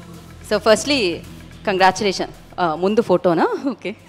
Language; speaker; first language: Telugu; native; Telugu